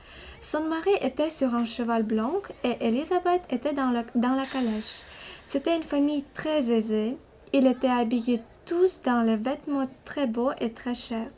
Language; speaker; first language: French; non-native, learner; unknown